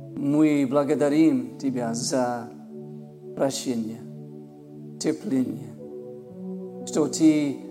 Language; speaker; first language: Russian; non-native, learner; English